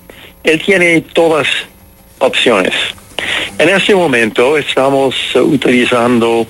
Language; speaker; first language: Spanish; non-native, fluent; English